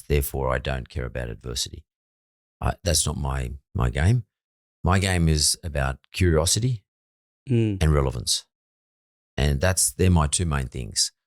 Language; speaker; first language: English; native; English